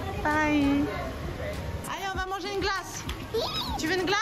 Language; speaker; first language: French; native; French